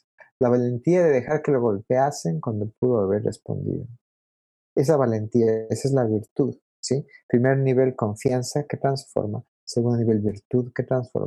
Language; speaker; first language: Spanish; native; Spanish